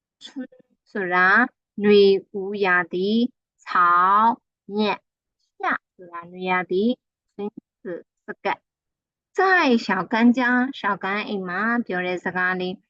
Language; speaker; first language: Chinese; non-native, fluent; Burmese